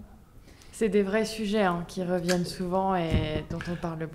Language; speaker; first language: French; native; French